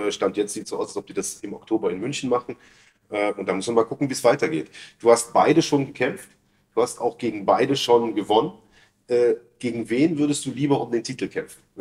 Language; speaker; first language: German; native; German